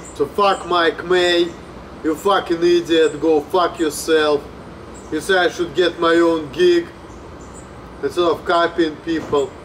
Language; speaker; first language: English; non-native, fluent; Russian